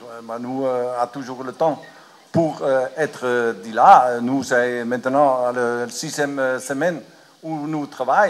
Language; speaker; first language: French; non-native, learner; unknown